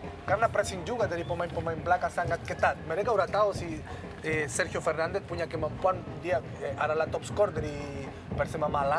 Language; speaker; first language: Indonesian; non-native, fluent; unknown